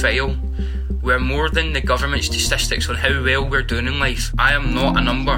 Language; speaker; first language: English; native; English